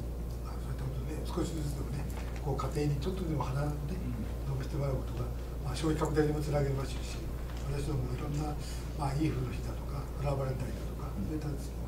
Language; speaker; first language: Japanese; native; Japanese